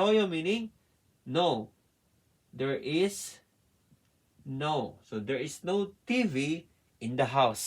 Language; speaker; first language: English; non-native, learner; Filipino